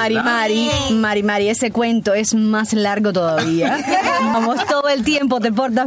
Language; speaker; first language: Spanish; native; Spanish